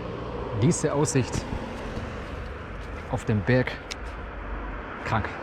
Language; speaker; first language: German; native; German